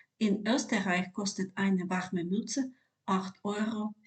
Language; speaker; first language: German; non-native, fluent; Ukrainian